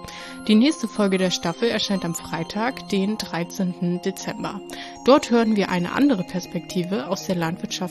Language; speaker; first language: German; native; German